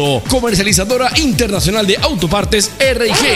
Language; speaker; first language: Spanish; native; Spanish